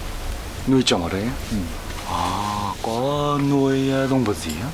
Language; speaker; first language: Vietnamese; non-native, fluent; Korean